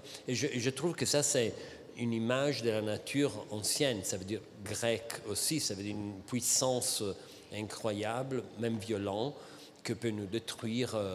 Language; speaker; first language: French; non-native, fluent; Italian